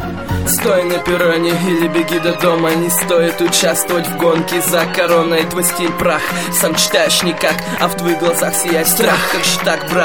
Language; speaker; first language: Russian; native; Russian